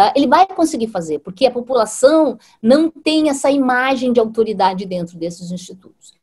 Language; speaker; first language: Portuguese; native; Portuguese